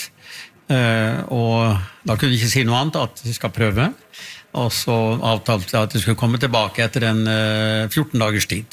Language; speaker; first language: Norwegian; native; Norwegian